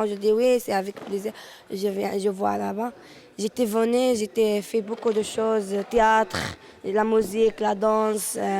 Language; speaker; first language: French; non-native, learner; Arabic